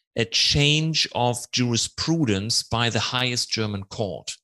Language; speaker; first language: English; non-native, fluent; German